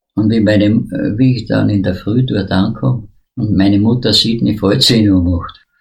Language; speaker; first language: German; native; German